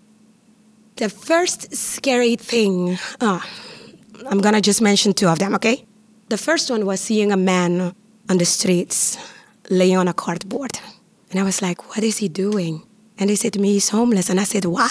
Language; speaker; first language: English; non-native, fluent; Papiamento